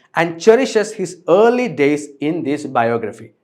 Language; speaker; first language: English; non-native, local second language; Malayalam